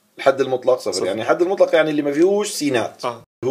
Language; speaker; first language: Arabic; native; Arabic